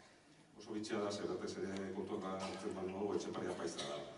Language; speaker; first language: Basque; non-native, local second language; Spanish